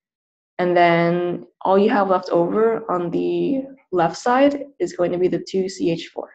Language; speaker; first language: English; native; English